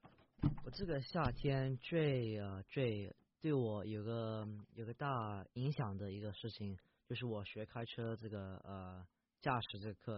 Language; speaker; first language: Chinese; early bilingual, heritage; Chinese